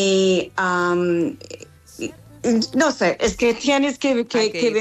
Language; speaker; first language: Spanish; non-native, fluent; English